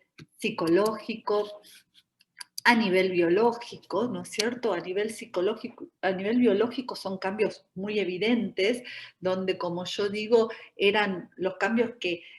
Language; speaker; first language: Spanish; native; Spanish